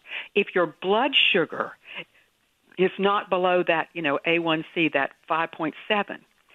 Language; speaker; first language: English; native; English